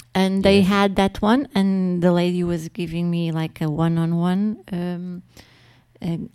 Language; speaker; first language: English; non-native, fluent; Portuguese